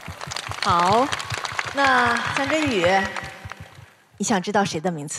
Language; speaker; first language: Chinese; native; Chinese